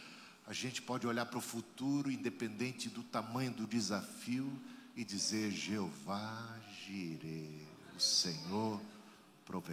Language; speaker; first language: Portuguese; native; Portuguese